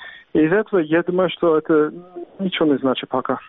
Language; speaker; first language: Russian; non-native, fluent; English